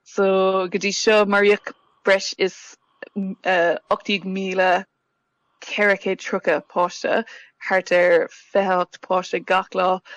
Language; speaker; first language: Irish; non-native, local second language; English